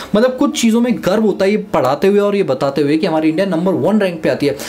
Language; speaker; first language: Hindi; native; Hindi